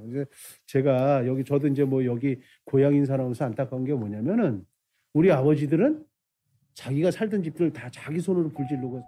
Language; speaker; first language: Korean; native; Korean